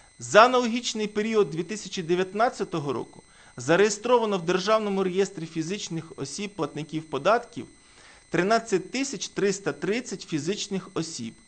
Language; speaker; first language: Ukrainian; native; Ukrainian